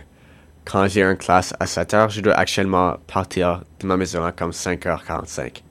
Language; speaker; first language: French; non-native, local second language; English